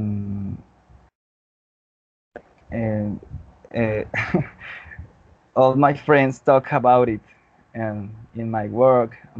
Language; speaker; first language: English; non-native, learner; Spanish